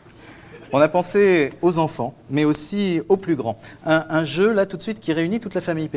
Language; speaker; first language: French; native; French